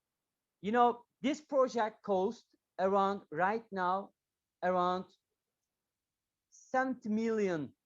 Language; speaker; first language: English; non-native, learner; Turkish